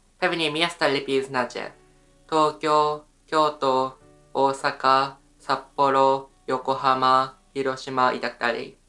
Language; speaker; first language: Polish; non-native, fluent; Japanese